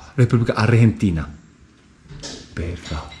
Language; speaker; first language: Spanish; non-native, learner; Japanese